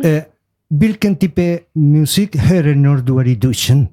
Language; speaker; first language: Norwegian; non-native, learner; Spanish